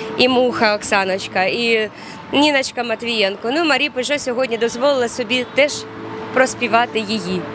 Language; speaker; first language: Ukrainian; non-native, local second language; Russian